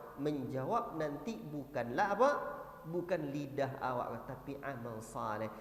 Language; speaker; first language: Malay; non-native, local second language; Minangkabau